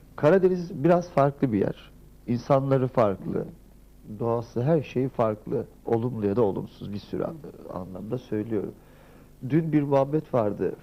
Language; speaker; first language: Turkish; native; Turkish